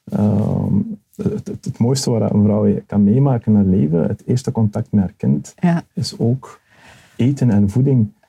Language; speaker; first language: Dutch; early bilingual, other home language; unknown